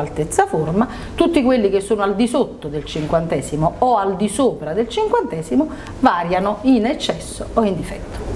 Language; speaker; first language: Italian; native; Italian